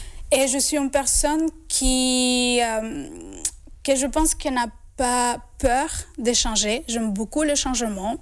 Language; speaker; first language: French; non-native, fluent; Spanish